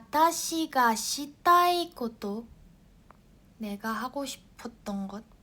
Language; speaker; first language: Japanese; non-native, learner; Korean